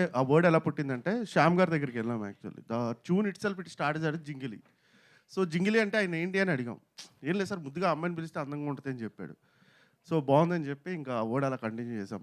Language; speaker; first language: Telugu; native; Telugu